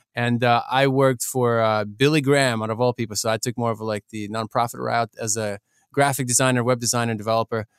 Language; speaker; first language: English; early bilingual, other home language; Ukrainian